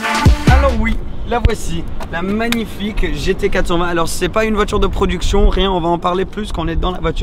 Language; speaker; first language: French; native; French